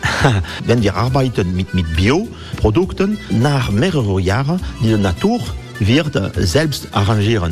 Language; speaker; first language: German; non-native, learner; French